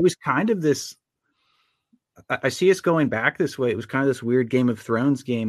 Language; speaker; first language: English; native; English